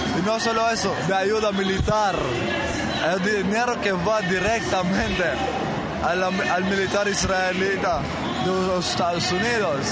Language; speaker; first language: Spanish; non-native, fluent; Arabic